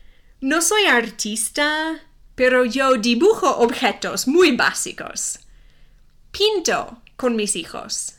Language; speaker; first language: Spanish; non-native, fluent; English